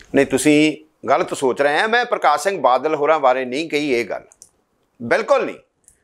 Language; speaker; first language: Hindi; non-native, local second language; Punjabi